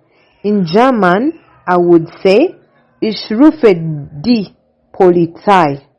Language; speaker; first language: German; non-native, learner; English